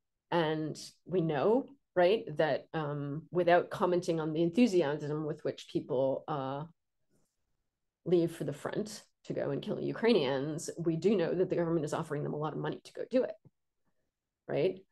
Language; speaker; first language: English; native; English